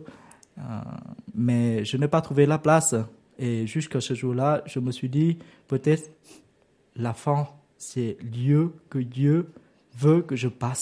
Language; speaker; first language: French; non-native, learner; Vietnamese